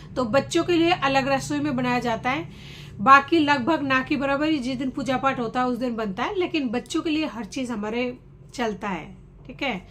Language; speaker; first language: Hindi; non-native, local second language; Bangla